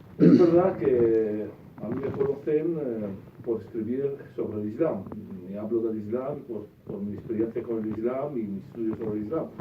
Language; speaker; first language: Spanish; non-native, fluent; Arabic